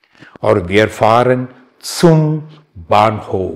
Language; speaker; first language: German; non-native, fluent; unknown